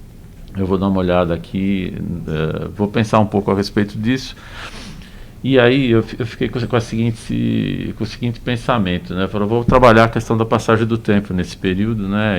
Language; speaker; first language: Portuguese; native; Portuguese